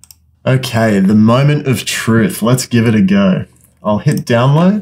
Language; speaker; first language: English; native; English